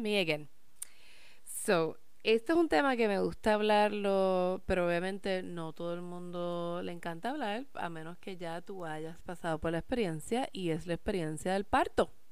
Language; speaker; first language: Spanish; early bilingual, heritage; Spanish